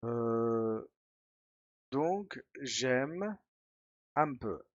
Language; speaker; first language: French; non-native, fluent; Spanish